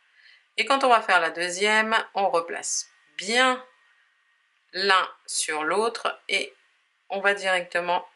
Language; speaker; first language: French; native; French